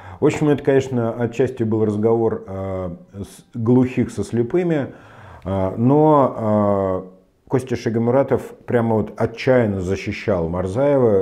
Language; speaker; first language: Russian; native; Russian